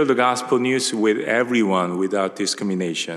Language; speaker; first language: English; non-native, fluent; Korean